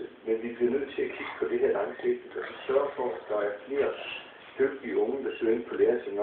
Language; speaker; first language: Danish; native; Danish